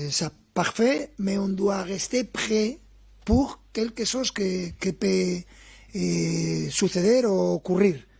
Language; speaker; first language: French; non-native, fluent; Spanish